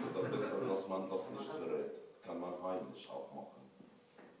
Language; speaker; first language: German; non-native, learner; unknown